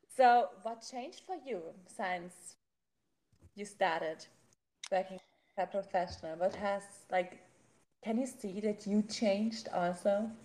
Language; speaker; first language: English; non-native, fluent; German